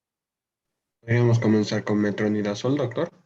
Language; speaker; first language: Spanish; native; Spanish